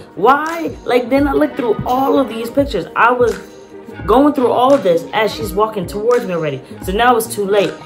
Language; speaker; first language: English; native; English